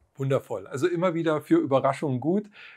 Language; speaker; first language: German; native; German